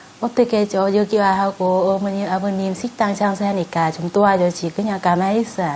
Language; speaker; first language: Korean; non-native, learner; Vietnamese